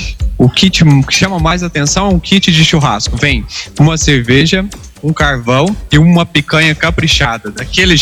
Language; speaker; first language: Portuguese; native; Portuguese